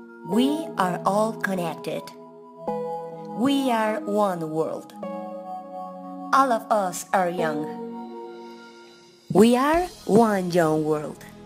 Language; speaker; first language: English; non-native, fluent; Spanish